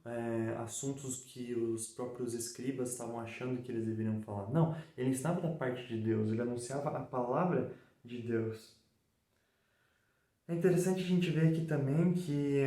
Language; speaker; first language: Portuguese; native; Portuguese